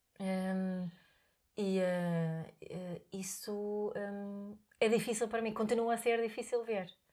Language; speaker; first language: Portuguese; non-native, fluent; Swedish